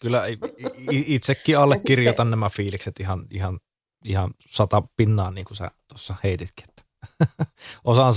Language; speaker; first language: Finnish; native; Finnish